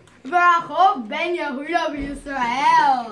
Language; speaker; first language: Hebrew; non-native, learner; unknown